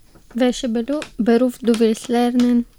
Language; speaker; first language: German; non-native, learner; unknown